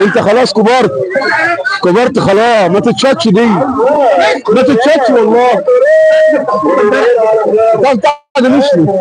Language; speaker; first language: Arabic; native; Arabic